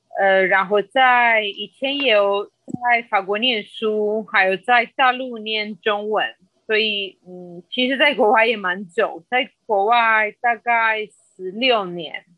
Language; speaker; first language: Chinese; non-native, fluent; Spanish